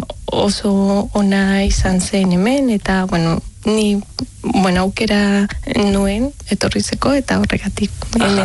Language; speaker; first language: Basque; non-native, learner; Spanish